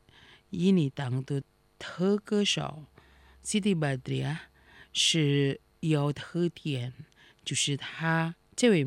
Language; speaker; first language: Chinese; non-native, fluent; Indonesian